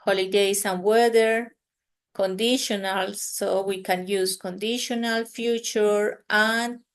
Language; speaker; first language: English; non-native, fluent; Spanish